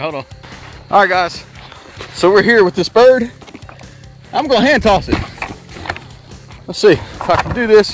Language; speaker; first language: English; native; English